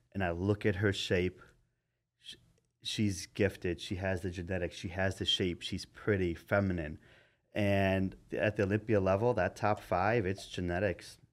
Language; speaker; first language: English; native; English